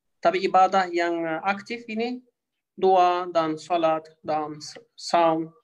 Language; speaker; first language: Indonesian; non-native, learner; Turkish